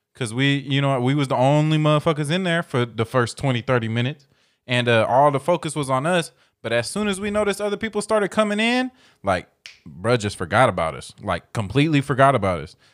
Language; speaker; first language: English; native; English